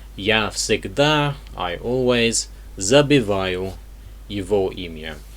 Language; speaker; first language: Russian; non-native, learner; English